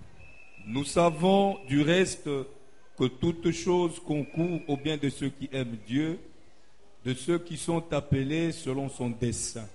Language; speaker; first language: French; non-native, local second language; Lingala